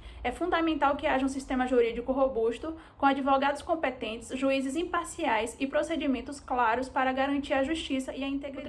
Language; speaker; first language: Portuguese; native; Portuguese